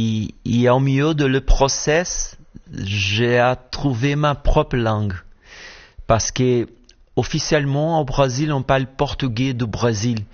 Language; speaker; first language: French; non-native, fluent; Portuguese